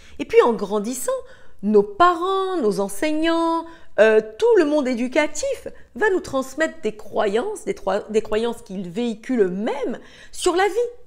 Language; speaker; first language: French; native; French